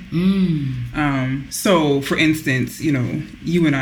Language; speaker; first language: English; native; English